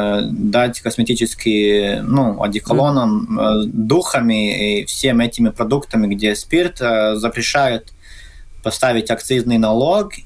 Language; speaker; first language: Russian; non-native, local second language; Latvian